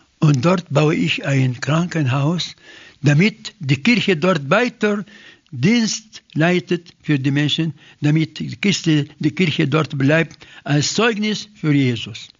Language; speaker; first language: German; non-native, fluent; Arabic